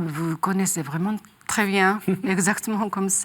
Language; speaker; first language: French; non-native, learner; Japanese